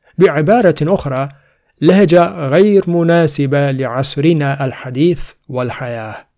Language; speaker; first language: Arabic; non-native, fluent; Urdu